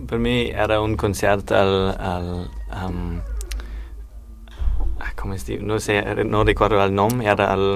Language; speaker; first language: Catalan; non-native, learner; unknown